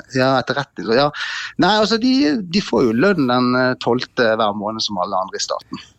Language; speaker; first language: Norwegian; native; Norwegian